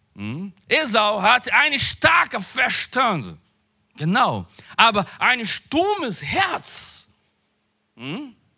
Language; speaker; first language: German; non-native, learner; Portuguese